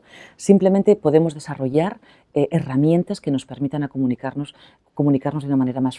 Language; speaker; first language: Spanish; native; Spanish